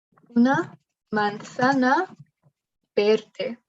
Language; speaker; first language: Spanish; non-native, learner; English